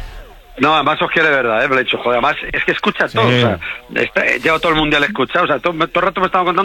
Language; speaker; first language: Spanish; native; Spanish